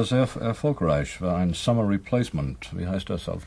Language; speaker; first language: German; non-native, learner; English